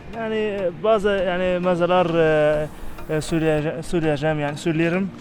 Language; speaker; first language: Turkish; non-native, learner; Arabic